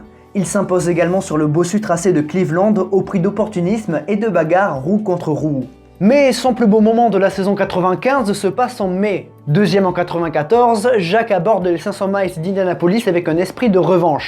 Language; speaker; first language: French; native; French